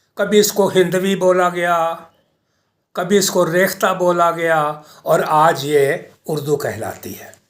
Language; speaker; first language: Urdu; native; Urdu